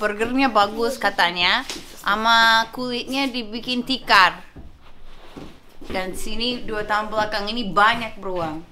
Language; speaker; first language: Indonesian; non-native, fluent; English